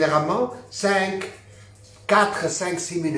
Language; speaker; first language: French; non-native, fluent; Spanish